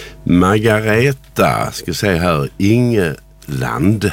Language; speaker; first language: Swedish; native; Swedish